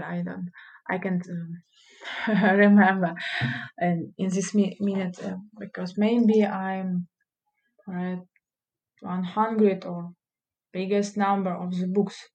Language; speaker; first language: English; non-native, learner; Russian